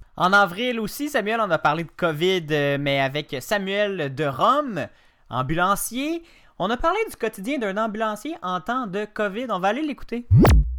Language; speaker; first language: French; native; French